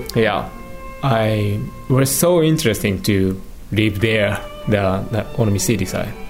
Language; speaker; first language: English; non-native, learner; Japanese